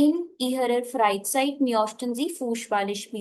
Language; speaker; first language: German; non-native, fluent; Hindi